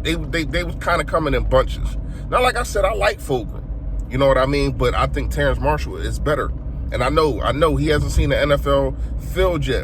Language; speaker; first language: English; native; English